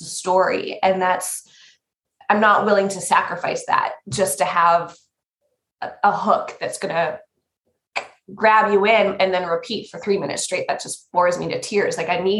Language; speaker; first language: English; native; English